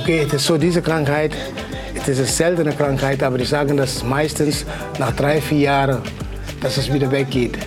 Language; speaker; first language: German; non-native, fluent; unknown